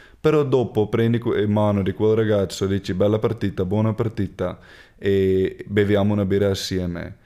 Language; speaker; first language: Italian; non-native, fluent; Afrikaans